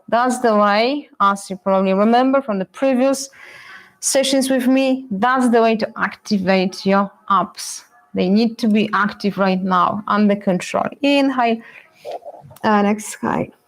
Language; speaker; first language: English; non-native, fluent; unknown